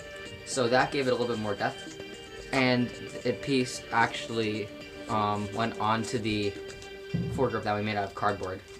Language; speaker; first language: English; native; English